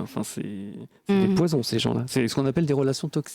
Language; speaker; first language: French; native; French